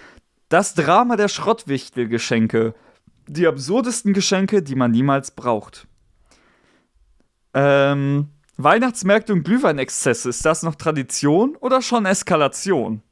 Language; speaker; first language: German; native; German